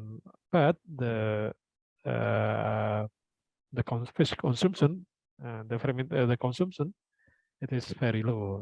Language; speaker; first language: English; non-native, fluent; Indonesian